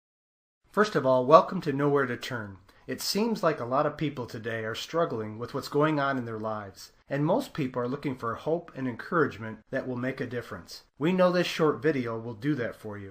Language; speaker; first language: English; native; English